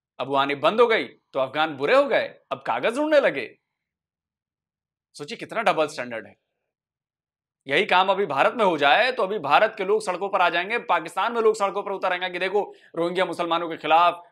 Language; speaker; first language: Hindi; native; Hindi